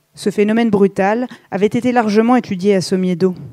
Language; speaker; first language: French; native; French